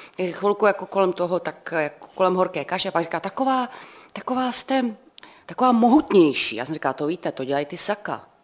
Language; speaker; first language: Czech; native; Czech